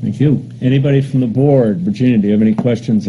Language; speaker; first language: English; native; English